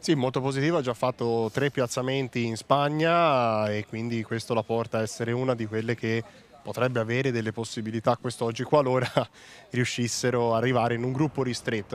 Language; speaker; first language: Italian; native; Italian